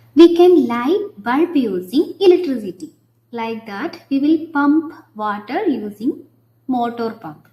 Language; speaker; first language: English; non-native, local second language; Malayalam